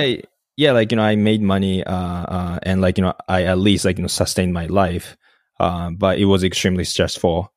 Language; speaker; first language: English; non-native, fluent; Japanese